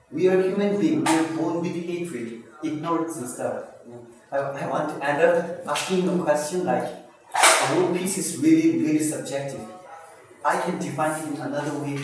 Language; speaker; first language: English; non-native, local second language; Tibetan